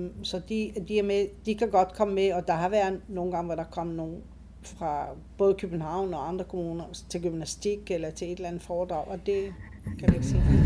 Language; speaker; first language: Danish; non-native, fluent; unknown